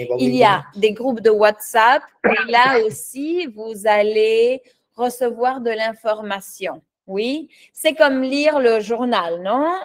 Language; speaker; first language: French; non-native, fluent; Spanish